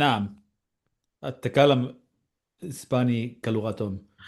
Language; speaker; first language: Arabic; non-native, learner; Spanish